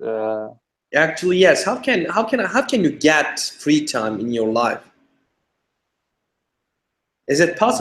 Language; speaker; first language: English; non-native, fluent; Turkish